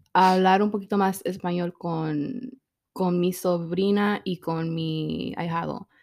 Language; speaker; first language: Spanish; early bilingual, heritage; Spanish